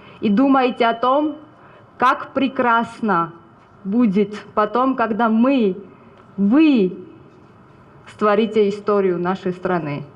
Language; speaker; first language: Russian; non-native, fluent; Georgian